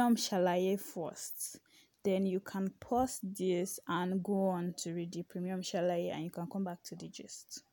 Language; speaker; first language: English; non-native, local second language; Yoruba